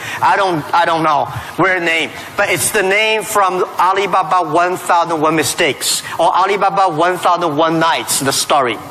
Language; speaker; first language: English; non-native, fluent; Chinese